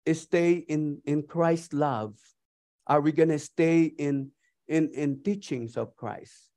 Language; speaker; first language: English; non-native, local second language; Filipino